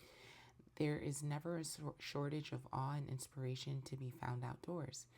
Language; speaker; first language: English; native; English